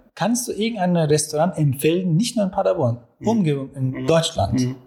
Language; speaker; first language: German; non-native, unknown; Turkish